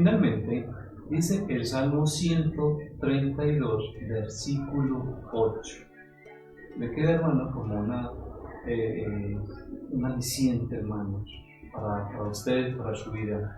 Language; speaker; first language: Spanish; native; Spanish